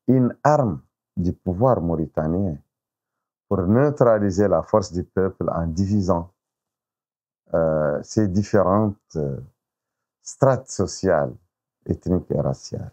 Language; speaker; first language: French; non-native, local second language; Arabic